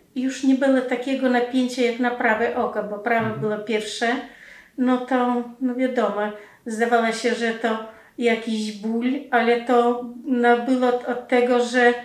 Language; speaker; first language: Polish; non-native, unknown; Russian